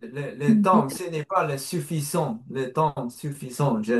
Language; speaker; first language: French; non-native, learner; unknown